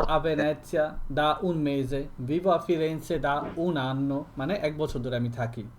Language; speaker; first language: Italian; non-native, learner; Bangla